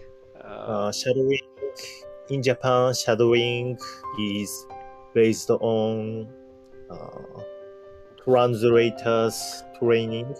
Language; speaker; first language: English; non-native, learner; Japanese